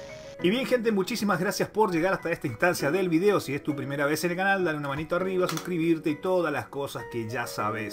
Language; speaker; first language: Spanish; native; Spanish